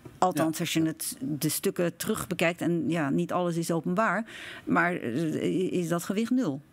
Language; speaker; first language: Dutch; native; Dutch